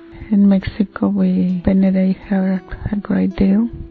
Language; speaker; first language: English; non-native, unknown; Spanish